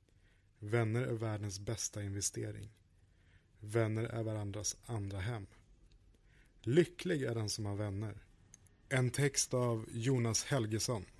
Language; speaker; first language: Swedish; native; Swedish